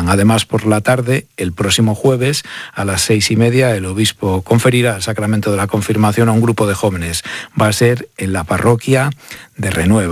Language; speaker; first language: Spanish; native; Spanish